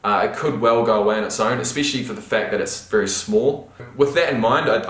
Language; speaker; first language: English; native; English